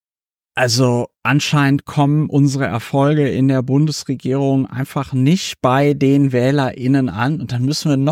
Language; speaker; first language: German; native; German